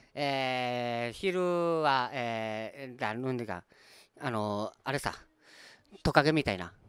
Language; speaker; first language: Japanese; native; Japanese